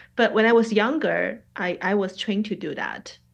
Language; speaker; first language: English; non-native, fluent; Chinese